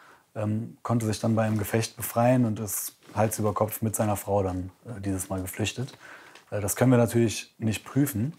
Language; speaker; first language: German; native; German